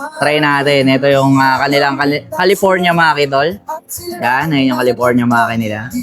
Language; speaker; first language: Filipino; native; Filipino